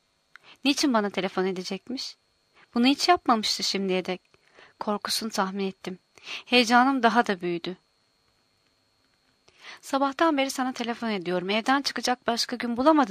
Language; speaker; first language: Turkish; native; Turkish